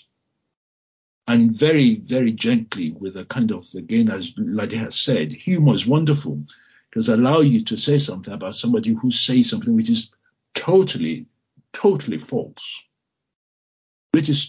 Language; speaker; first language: English; non-native, local second language; Yoruba